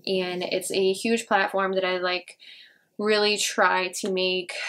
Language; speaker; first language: English; native; English